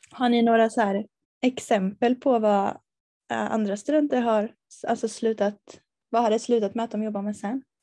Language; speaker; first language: Swedish; native; Swedish